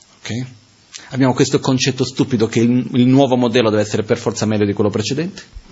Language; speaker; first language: Italian; non-native, fluent; Portuguese